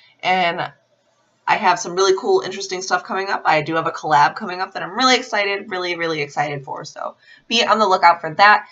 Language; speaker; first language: English; native; English